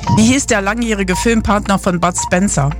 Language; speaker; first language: German; native; German